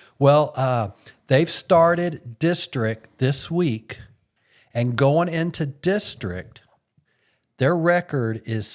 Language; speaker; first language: English; native; English